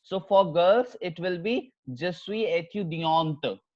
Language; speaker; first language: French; non-native, fluent; Hindi